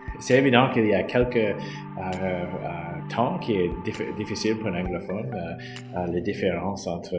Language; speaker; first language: French; non-native, fluent; English